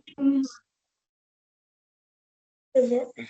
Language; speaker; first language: French; non-native, learner; Arabic